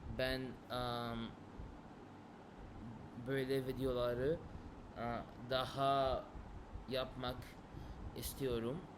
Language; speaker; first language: Turkish; non-native, learner; English